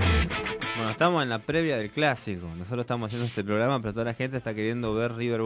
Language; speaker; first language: Spanish; native; Spanish